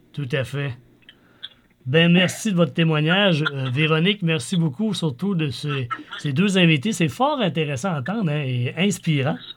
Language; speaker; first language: French; native; French